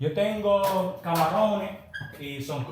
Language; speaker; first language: Spanish; non-native, learner; English